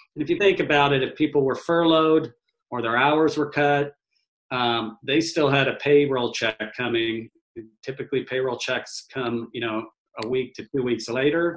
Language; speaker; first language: English; native; English